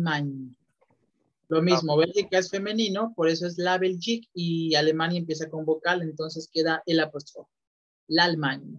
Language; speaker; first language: Spanish; native; Spanish